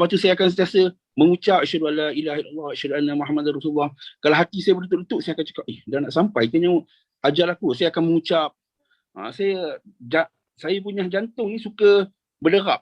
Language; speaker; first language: Indonesian; non-native, local second language; Malay